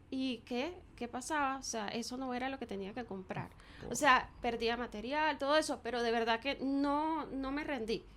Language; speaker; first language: Spanish; native; Spanish